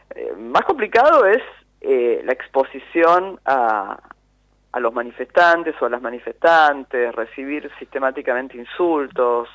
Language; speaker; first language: Spanish; native; Spanish